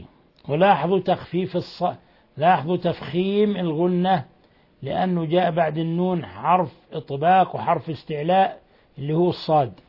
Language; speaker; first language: Arabic; native; Arabic